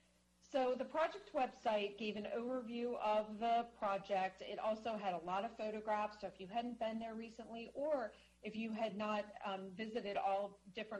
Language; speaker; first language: English; native; English